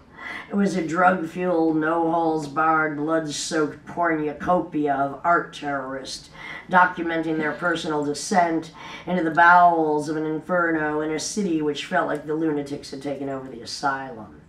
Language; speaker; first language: English; native; English